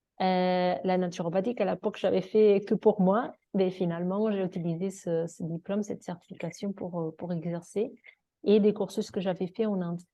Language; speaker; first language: French; non-native, fluent; Portuguese